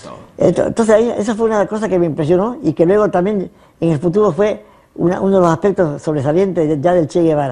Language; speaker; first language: Spanish; native; Spanish